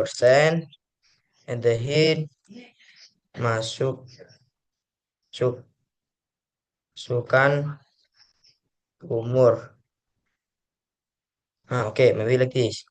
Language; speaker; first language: English; non-native, learner; Indonesian